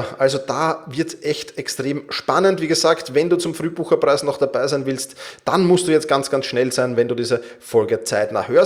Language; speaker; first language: German; native; German